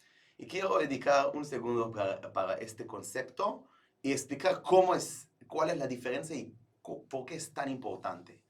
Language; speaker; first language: Spanish; non-native, fluent; Hebrew